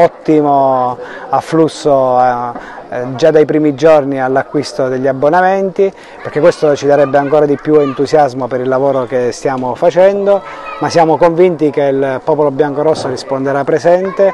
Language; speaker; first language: Italian; native; Italian